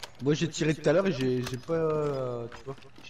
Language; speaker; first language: French; native; French